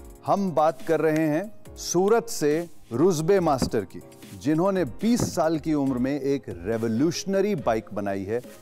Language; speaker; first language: Hindi; native; Hindi